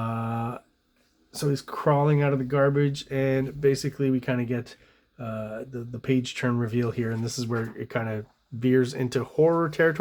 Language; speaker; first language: English; native; English